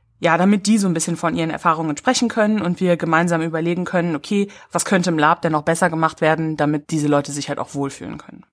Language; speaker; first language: German; native; German